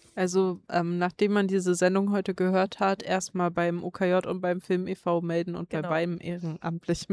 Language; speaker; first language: German; native; German